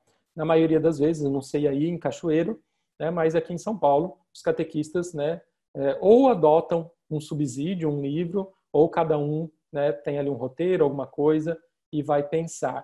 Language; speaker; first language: Portuguese; native; Portuguese